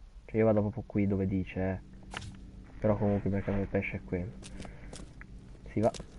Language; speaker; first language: Italian; native; Italian